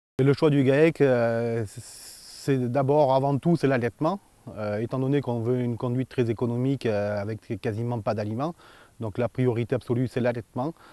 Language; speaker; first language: French; native; French